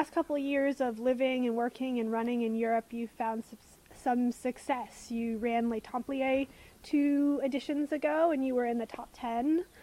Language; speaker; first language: English; native; English